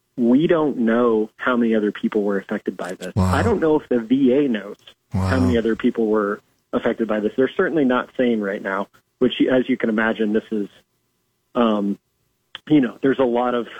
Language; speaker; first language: English; native; English